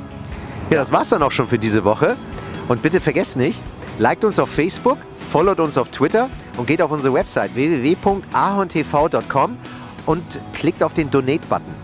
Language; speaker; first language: German; native; German